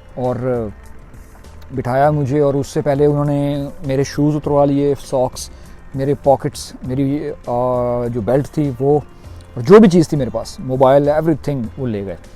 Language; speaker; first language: Urdu; non-native, local second language; Punjabi